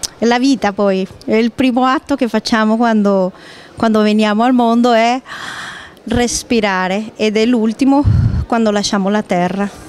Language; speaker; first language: Italian; non-native, fluent; Spanish